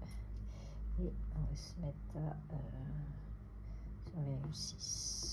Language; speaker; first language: French; native; French